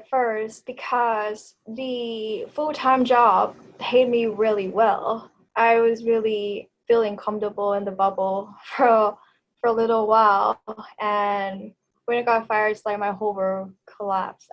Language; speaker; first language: English; non-native, fluent; Thai